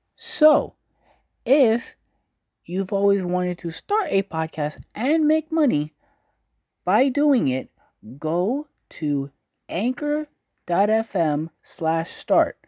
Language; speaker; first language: English; native; English